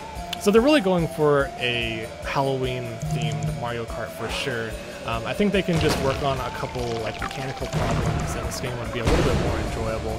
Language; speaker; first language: English; native; English